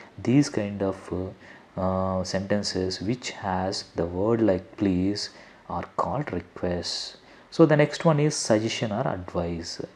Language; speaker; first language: English; non-native, local second language; Telugu